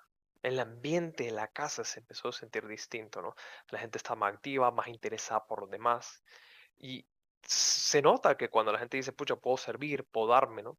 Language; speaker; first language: Spanish; native; Spanish